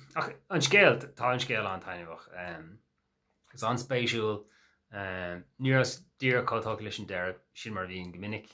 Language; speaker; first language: Irish; non-native, local second language; English